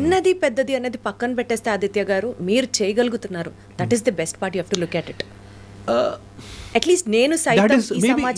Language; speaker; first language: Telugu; native; Telugu